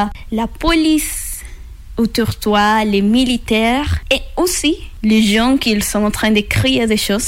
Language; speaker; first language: French; non-native, learner; Spanish